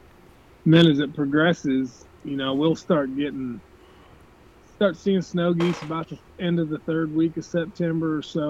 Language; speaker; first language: English; native; English